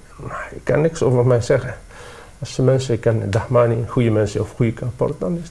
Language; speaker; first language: Dutch; non-native, learner; Arabic